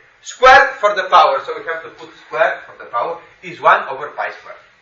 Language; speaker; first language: English; non-native, fluent; Slovenian